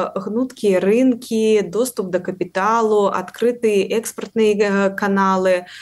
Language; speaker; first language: Belarusian; non-native, local second language; Russian